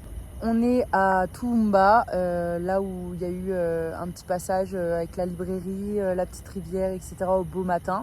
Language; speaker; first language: French; native; French